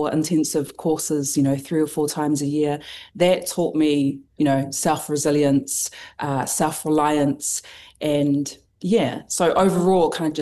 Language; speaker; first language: English; native; English